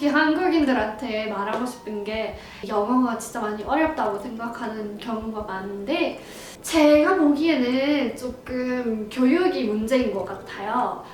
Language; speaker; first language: Korean; non-native, fluent; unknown